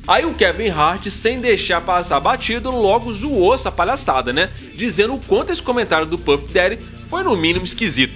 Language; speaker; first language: Portuguese; native; Portuguese